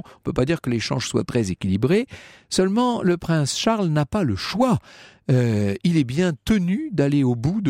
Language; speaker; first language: French; native; French